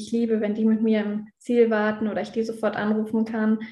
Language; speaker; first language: German; native; German